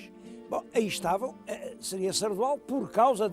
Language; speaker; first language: Portuguese; native; Portuguese